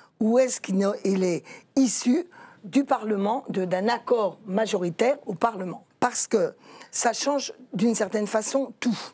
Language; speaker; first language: French; native; French